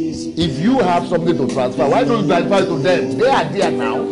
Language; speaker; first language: English; non-native, local second language; Yoruba